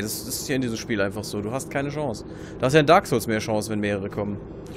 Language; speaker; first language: German; native; German